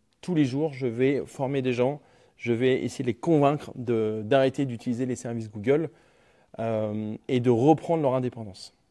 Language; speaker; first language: French; native; French